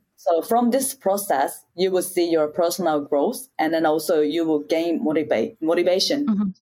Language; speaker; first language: English; non-native, fluent; Japanese